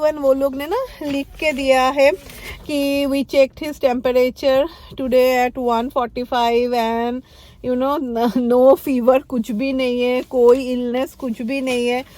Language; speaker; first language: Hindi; non-native, local second language; Bangla